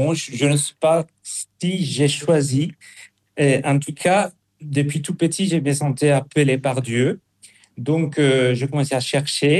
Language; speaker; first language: French; non-native, fluent; Spanish